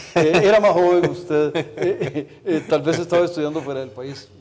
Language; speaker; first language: Spanish; native; Spanish